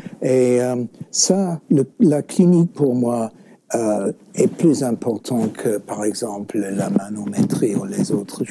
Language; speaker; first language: French; non-native, fluent; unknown